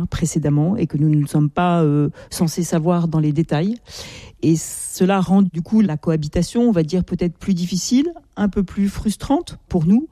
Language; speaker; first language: French; native; French